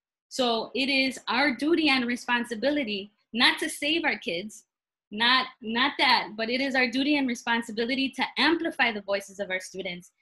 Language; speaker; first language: English; early bilingual, other home language; Spanish